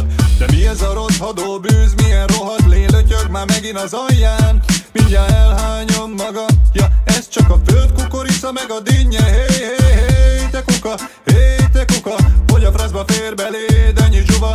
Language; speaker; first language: Hungarian; native; Hungarian